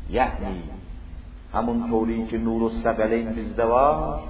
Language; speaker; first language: Persian; non-native, local second language; Azerbaijani